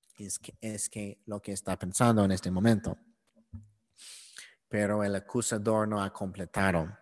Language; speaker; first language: Spanish; non-native, learner; English